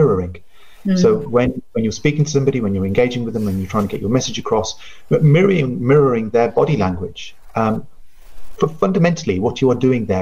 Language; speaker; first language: English; non-native, local second language; Punjabi